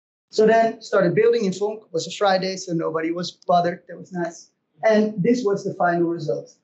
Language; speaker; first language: English; non-native, fluent; Dutch